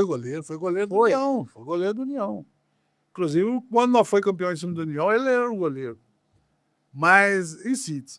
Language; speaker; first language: Portuguese; native; Portuguese